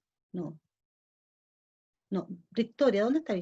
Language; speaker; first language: Spanish; native; Spanish